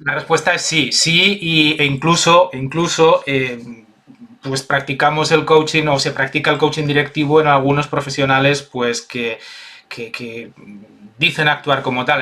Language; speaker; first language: Spanish; native; Spanish